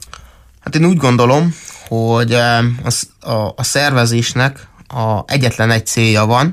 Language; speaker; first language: Hungarian; native; Hungarian